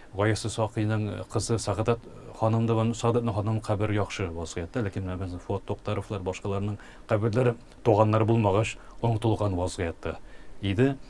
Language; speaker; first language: Tatar; early bilingual, heritage; Tatar